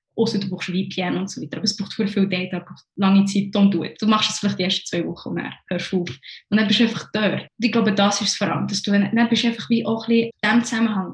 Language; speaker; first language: German; early bilingual, other home language; Arabic